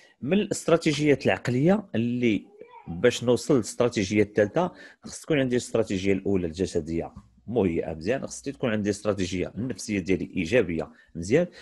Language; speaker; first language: Arabic; native; Arabic